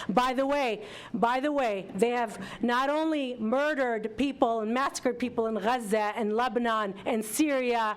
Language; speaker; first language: English; non-native, fluent; Arabic